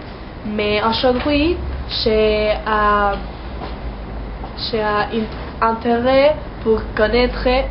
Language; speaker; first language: French; non-native, learner; Spanish